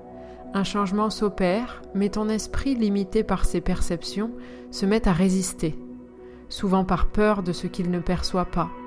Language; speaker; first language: French; native; French